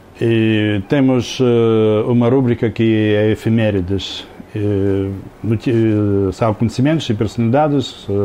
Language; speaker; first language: Portuguese; non-native, learner; Russian